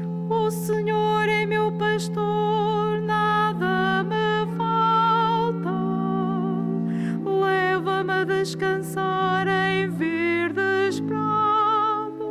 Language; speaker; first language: Portuguese; native; Portuguese